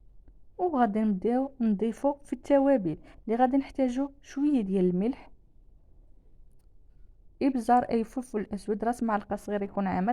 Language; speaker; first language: Arabic; native; Arabic